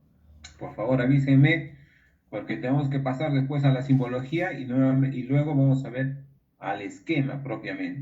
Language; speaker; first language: Spanish; native; Spanish